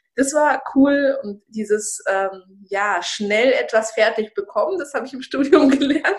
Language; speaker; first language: German; early bilingual, other home language; Russian